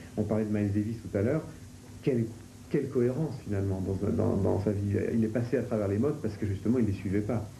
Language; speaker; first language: French; native; French